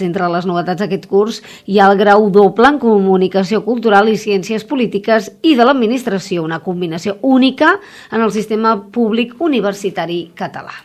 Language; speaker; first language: Catalan; native; Catalan